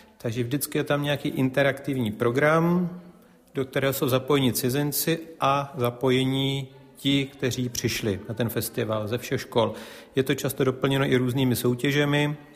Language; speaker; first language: Czech; native; Czech